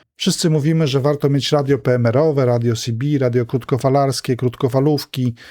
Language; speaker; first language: Polish; native; Polish